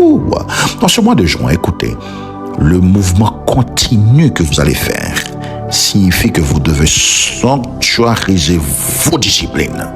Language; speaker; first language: French; non-native, local second language; Haitian Creole